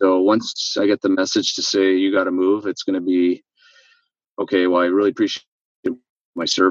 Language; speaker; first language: English; native; English